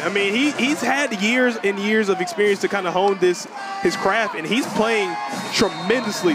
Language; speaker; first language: English; native; English